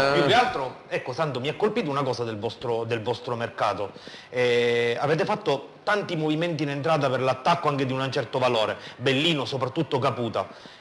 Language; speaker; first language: Italian; native; Italian